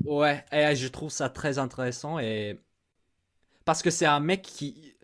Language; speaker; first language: French; non-native, fluent; English